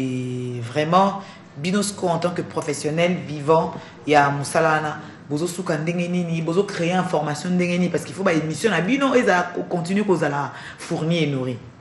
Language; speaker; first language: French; non-native, local second language; Lingala